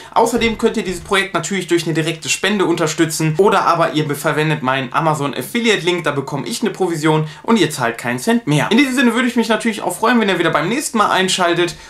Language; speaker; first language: German; native; German